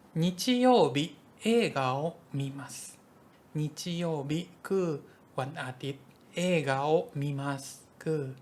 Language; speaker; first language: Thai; non-native, fluent; Japanese